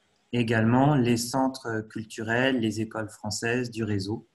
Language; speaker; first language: French; native; French